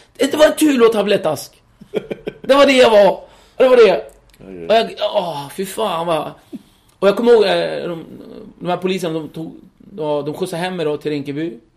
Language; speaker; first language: Swedish; early bilingual, other home language; Kurdish